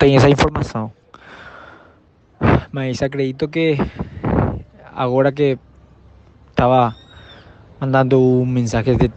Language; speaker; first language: Portuguese; non-native, learner; Spanish